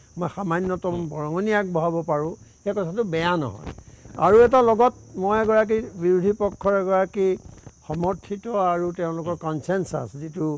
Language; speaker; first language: Assamese; native; Assamese